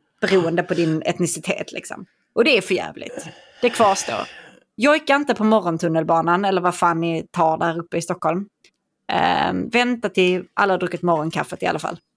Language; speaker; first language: Swedish; native; Swedish